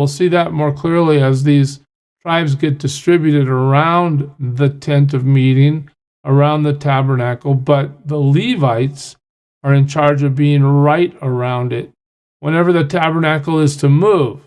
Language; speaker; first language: English; native; English